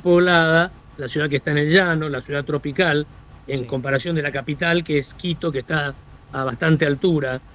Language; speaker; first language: Spanish; native; Spanish